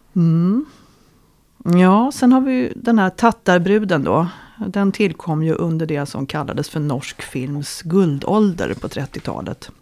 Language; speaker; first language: Swedish; native; Swedish